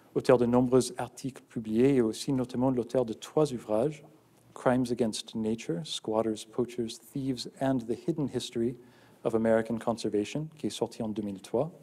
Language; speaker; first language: French; non-native, fluent; English